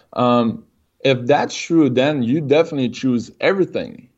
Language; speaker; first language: English; non-native, fluent; French